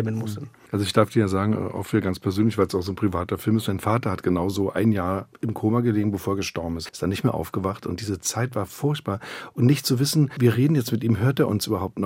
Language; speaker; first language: German; native; German